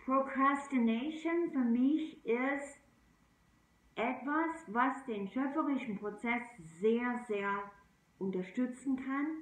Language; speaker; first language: German; non-native, fluent; English